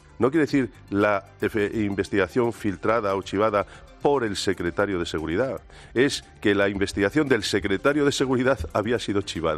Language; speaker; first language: Spanish; native; Spanish